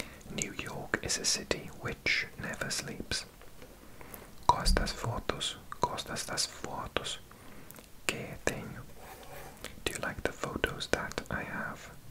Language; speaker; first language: English; native; English